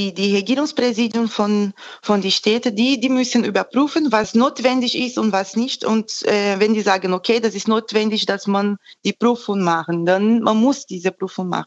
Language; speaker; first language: German; non-native, fluent; Portuguese